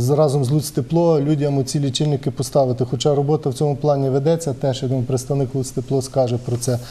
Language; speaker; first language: Ukrainian; native; Ukrainian